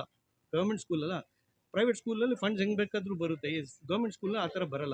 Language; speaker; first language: Kannada; non-native, local second language; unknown